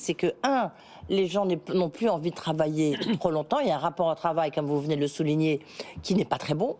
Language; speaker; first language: French; native; French